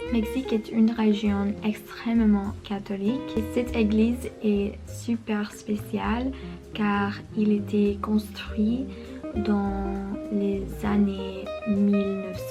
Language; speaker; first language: French; non-native, learner; Spanish